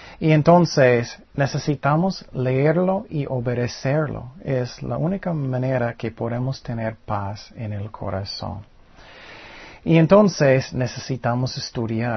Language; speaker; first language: Spanish; non-native, fluent; English